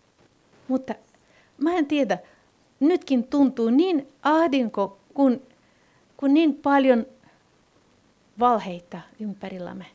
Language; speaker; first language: Finnish; non-native, fluent; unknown